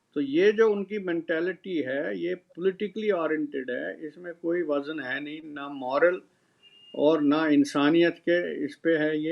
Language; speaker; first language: Urdu; non-native, local second language; Kashmiri